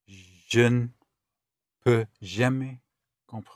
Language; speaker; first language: French; non-native, learner; English